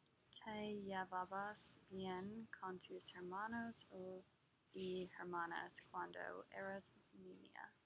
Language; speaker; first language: Spanish; non-native, learner; English